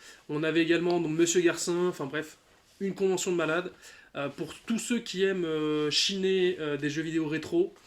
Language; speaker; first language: French; native; French